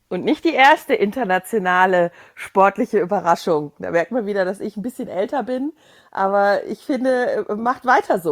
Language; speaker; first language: German; native; German